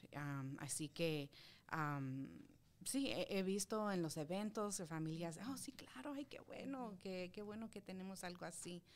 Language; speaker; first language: Spanish; early bilingual, heritage; Spanish